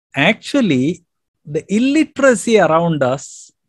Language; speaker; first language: English; non-native, local second language; Malayalam